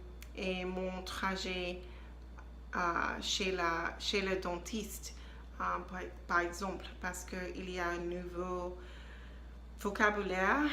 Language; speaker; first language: French; non-native, learner; English